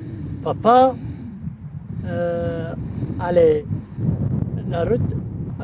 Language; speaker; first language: French; non-native, learner; Arabic